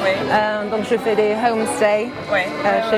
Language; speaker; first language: French; non-native, fluent; English